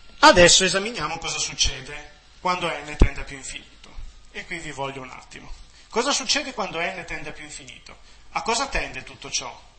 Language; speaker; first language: Italian; native; Italian